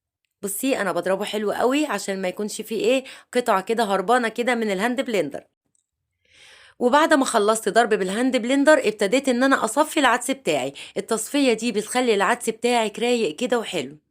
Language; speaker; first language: Arabic; native; Arabic